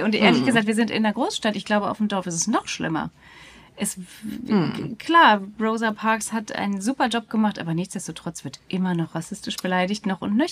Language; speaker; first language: German; native; German